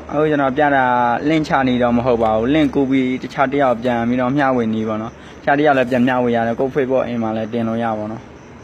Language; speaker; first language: Burmese; native; Burmese